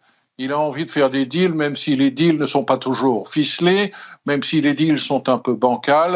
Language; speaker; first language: French; native; French